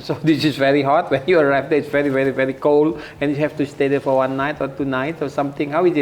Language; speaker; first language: English; non-native, fluent; Indonesian